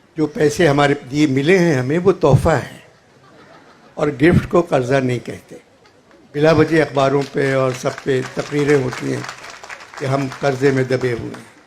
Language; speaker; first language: Urdu; native; Urdu